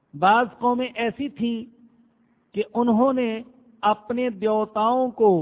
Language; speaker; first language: Urdu; non-native, local second language; Punjabi